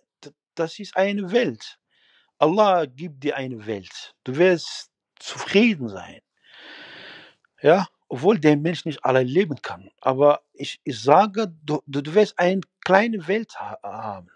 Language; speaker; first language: German; non-native, fluent; Arabic